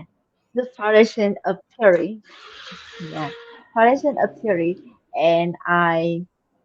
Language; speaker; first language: English; non-native, learner; Vietnamese